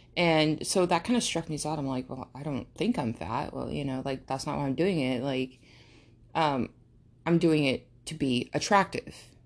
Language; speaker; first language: English; early bilingual, other home language; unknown